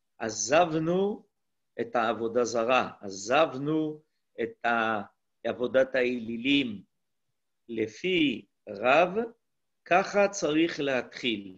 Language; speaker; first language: Hebrew; non-native, fluent; French